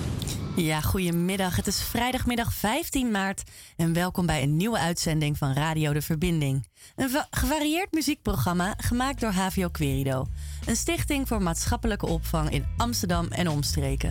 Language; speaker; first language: Dutch; native; Dutch